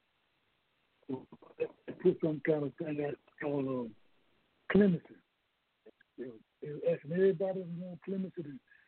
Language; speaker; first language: English; native; English